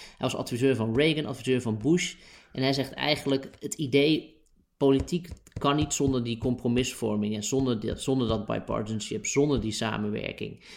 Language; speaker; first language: Dutch; native; Dutch